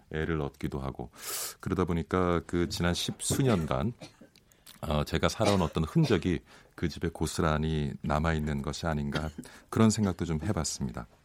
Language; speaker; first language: Korean; native; Korean